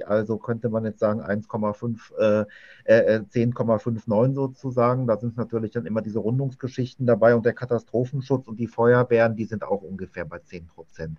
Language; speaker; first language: German; native; German